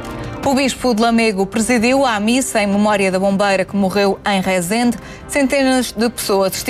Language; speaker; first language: Portuguese; native; Portuguese